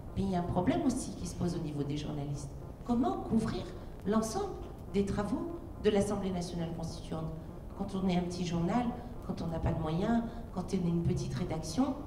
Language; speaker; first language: French; native; French